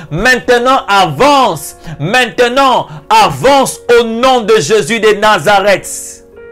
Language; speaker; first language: French; non-native, local second language; Lingala